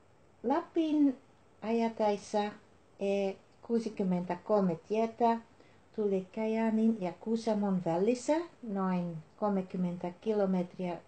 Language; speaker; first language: Finnish; non-native, learner; Dutch